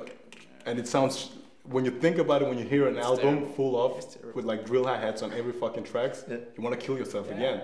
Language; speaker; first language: English; non-native, fluent; Danish